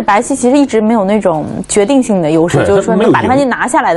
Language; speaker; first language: Chinese; native; Chinese